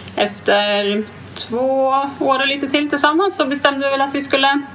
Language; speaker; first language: Swedish; native; Swedish